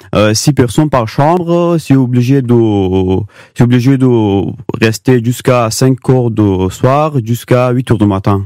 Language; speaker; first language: French; non-native, learner; Pashto